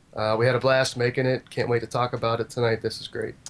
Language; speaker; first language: English; native; English